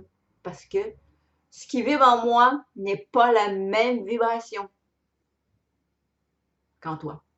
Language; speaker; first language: French; native; French